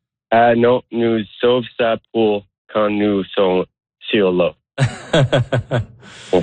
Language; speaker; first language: French; non-native, learner; English